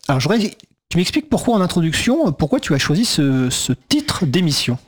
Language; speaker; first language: French; native; French